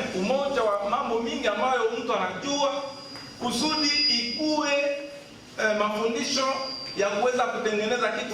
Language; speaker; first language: Swahili; non-native, local second language; Nande